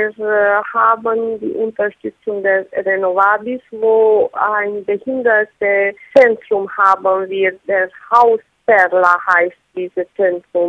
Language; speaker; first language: German; non-native, fluent; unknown